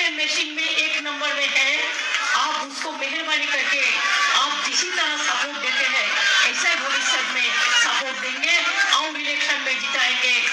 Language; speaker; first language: Hindi; non-native, local second language; Bangla